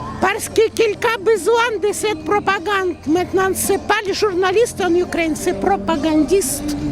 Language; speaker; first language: French; non-native, learner; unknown